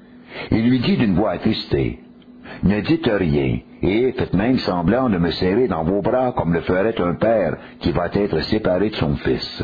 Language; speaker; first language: French; native; French